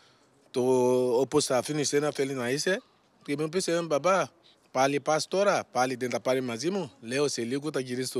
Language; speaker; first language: Greek; non-native, learner; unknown